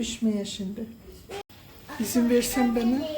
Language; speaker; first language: Turkish; early bilingual, heritage; Turkish